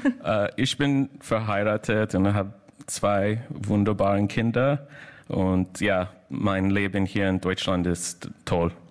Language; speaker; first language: German; non-native, fluent; English